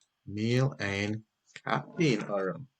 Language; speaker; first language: Irish; non-native, local second language; English